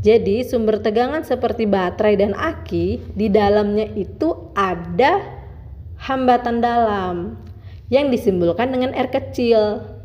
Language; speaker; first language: Indonesian; native; Indonesian